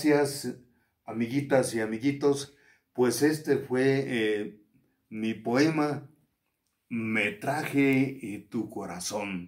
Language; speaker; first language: Spanish; native; Spanish